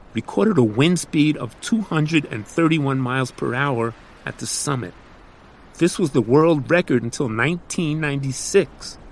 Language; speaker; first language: English; native; English